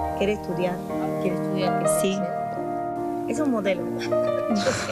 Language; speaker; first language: Spanish; non-native, local second language; Arabic